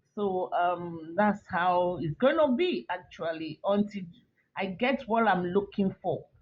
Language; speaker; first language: English; non-native, local second language; Yoruba